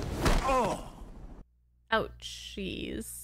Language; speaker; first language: English; native; English